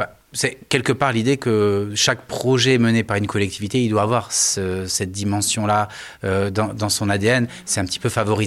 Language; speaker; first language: French; native; French